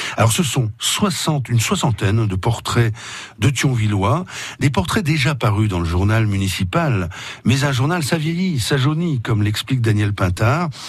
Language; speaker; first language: French; native; French